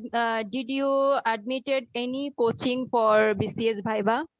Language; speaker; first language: English; non-native, learner; Bangla